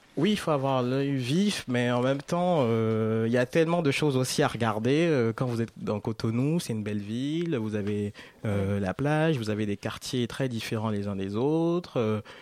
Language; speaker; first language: French; non-native, local second language; Fon